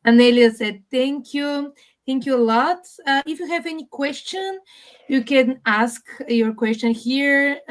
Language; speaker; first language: English; non-native, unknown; Bulgarian